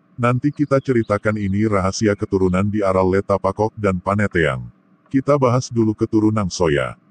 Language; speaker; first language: Indonesian; non-native, local second language; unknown